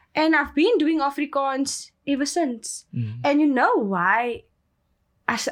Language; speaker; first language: English; native; English